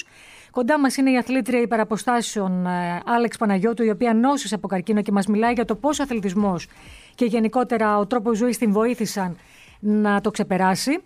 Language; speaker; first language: Greek; native; Greek